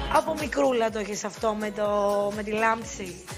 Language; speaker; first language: Greek; native; Greek